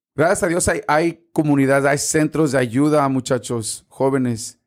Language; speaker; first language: Spanish; early bilingual, heritage; Spanish